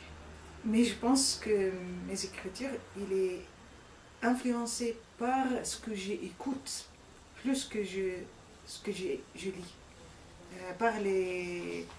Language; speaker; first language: French; non-native, fluent; Arabic